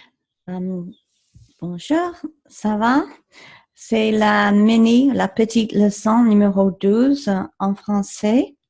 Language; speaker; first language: French; non-native, fluent; English